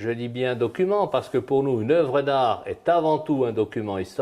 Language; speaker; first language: French; native; French